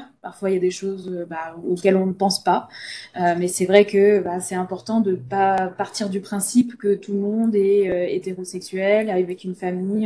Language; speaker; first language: French; native; French